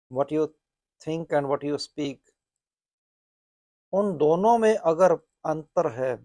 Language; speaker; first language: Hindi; non-native, local second language; Punjabi